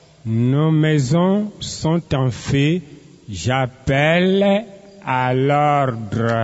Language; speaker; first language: French; non-native, learner; Lingala